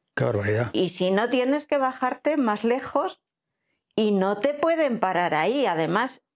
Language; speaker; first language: Spanish; native; Spanish